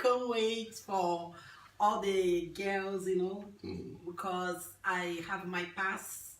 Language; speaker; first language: English; non-native, learner; Portuguese